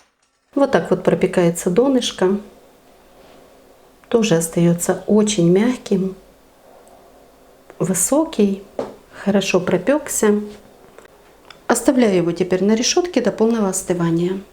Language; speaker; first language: Russian; native; Russian